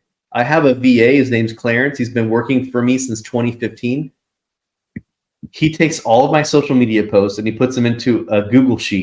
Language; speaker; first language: English; native; English